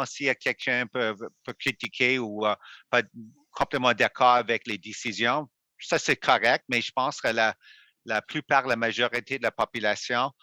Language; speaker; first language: French; non-native, local second language; English